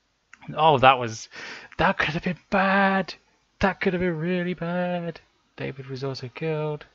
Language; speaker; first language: English; native; English